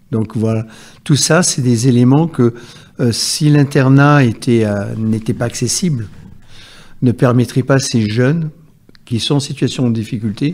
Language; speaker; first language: French; native; French